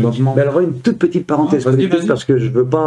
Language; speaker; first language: French; native; French